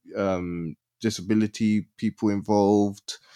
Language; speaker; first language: English; native; English